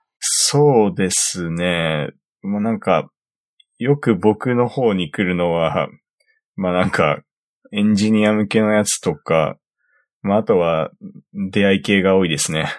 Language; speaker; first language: Japanese; native; Japanese